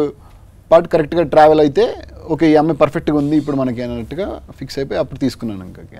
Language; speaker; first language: Telugu; native; Telugu